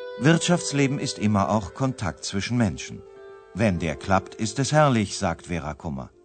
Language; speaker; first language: German; native; German